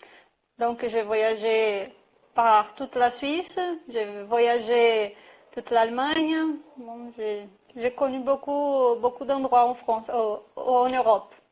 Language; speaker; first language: French; non-native, fluent; Portuguese